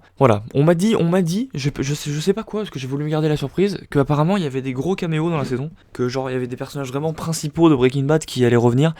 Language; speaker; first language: French; native; French